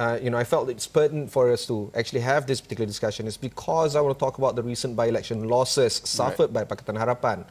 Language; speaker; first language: English; non-native, local second language; Malay